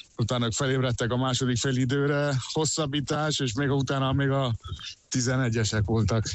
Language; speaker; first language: Hungarian; early bilingual, heritage; Hungarian